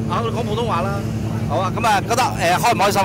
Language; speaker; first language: Chinese; non-native, local second language; Cantonese